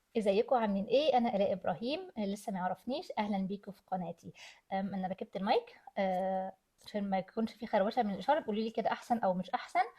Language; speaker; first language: Egyptian Arabic; early bilingual, heritage; German